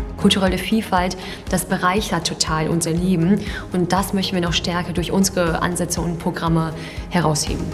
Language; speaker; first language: German; early bilingual, other home language; Chinese